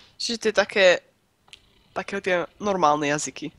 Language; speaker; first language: Slovak; native; Slovak